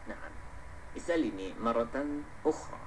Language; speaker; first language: Arabic; non-native, fluent; Malay